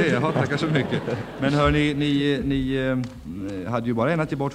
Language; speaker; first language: Swedish; native; Swedish